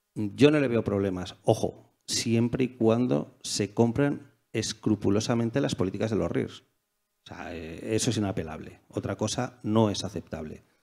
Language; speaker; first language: Spanish; native; Spanish